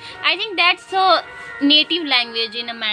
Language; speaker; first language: English; non-native, learner; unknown